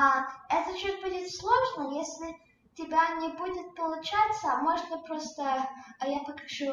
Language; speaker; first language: Russian; early bilingual, heritage; Russian